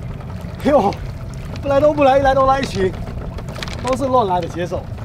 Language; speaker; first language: Chinese; native; Chinese